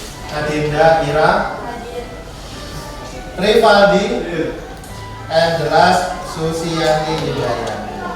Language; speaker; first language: English; non-native, fluent; Indonesian